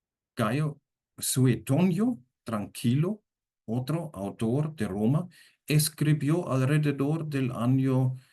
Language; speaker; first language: Spanish; non-native, fluent; German